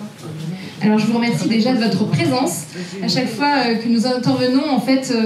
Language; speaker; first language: French; native; French